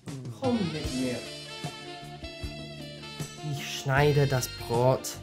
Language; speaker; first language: German; non-native, learner; English